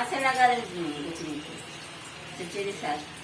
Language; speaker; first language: Hindi; non-native, local second language; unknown